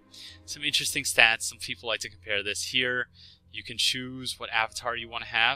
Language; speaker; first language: English; native; English